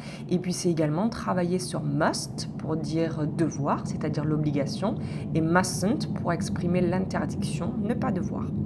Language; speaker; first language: French; native; French